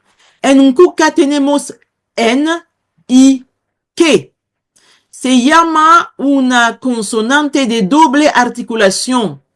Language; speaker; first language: Spanish; non-native, fluent; Kongo